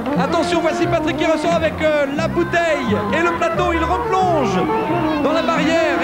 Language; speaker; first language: French; native; French